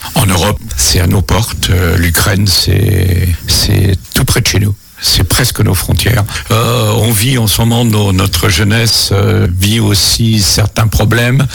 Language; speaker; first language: French; native; French